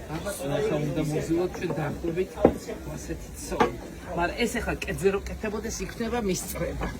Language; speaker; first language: Georgian; native; Georgian